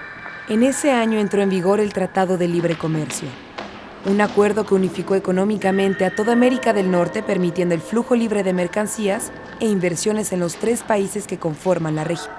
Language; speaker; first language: Spanish; native; Spanish